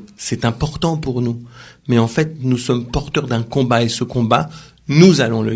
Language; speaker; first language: French; native; French